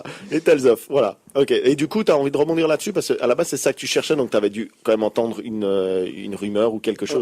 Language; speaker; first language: French; native; French